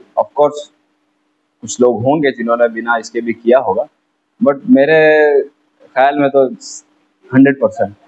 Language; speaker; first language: Hindi; native; Hindi